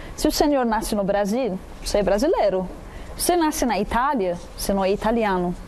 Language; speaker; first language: Portuguese; non-native, fluent; Arabic